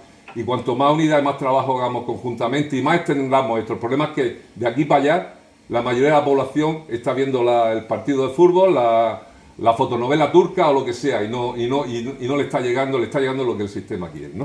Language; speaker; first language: Spanish; native; Spanish